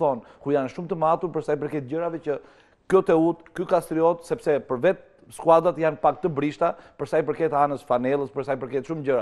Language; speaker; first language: Albanian; native; Albanian